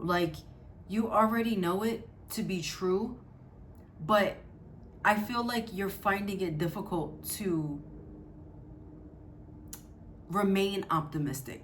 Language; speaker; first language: English; native; English